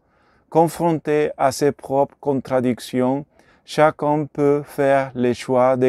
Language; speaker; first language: French; non-native, learner; Spanish